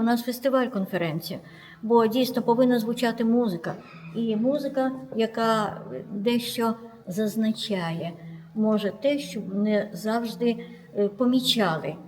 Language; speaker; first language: Ukrainian; non-native, local second language; Russian